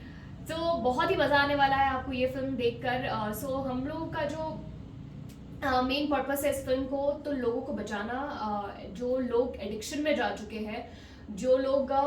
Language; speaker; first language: Hindi; native; Hindi